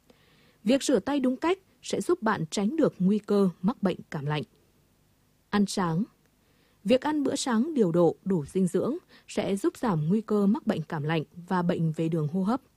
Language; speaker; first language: Vietnamese; native; Vietnamese